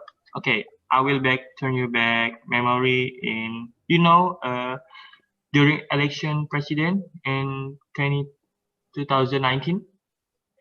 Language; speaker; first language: English; non-native, learner; Indonesian